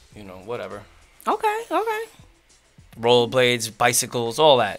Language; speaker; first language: English; native; English